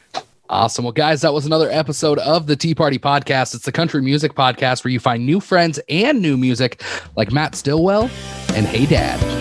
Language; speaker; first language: English; native; English